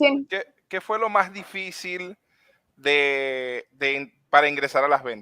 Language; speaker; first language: Spanish; native; Spanish